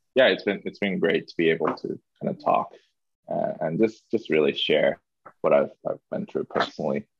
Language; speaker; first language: English; non-native, local second language; Chinese